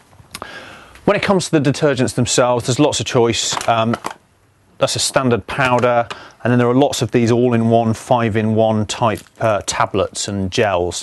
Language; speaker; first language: English; native; English